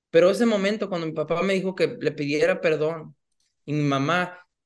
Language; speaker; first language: Spanish; early bilingual, heritage; Spanish